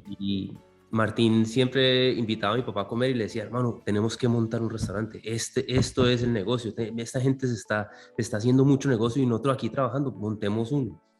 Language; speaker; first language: Spanish; native; Spanish